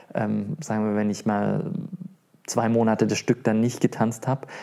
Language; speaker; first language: German; native; German